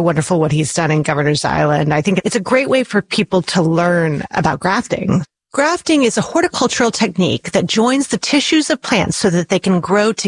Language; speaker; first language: English; native; English